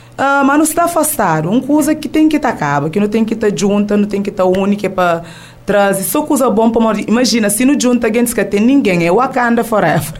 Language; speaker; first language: Portuguese; non-native, local second language; Kabuverdianu